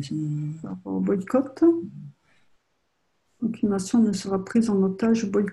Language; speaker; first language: French; native; French